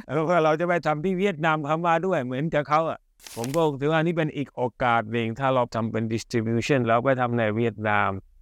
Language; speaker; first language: Thai; early bilingual, other home language; Hindi